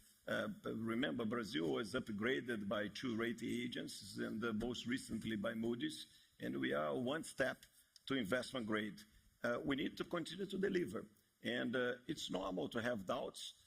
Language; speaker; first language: English; non-native, fluent; Portuguese